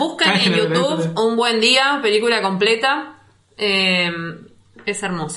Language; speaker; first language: Spanish; native; Spanish